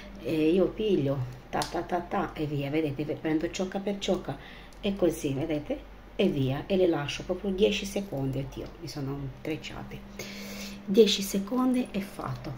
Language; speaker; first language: Italian; non-native, fluent; Romanian